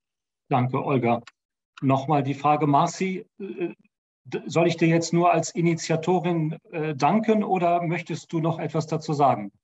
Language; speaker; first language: German; native; German